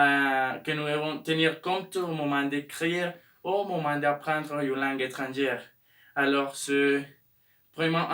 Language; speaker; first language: French; non-native, learner; Spanish